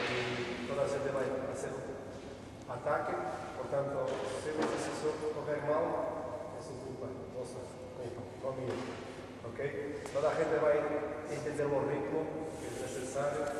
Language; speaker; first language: Spanish; non-native, learner; Portuguese